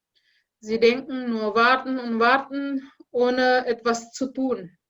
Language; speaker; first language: German; non-native, learner; Indonesian